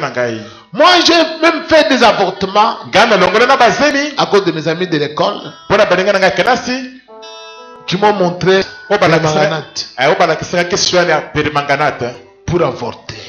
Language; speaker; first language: French; non-native, local second language; Lingala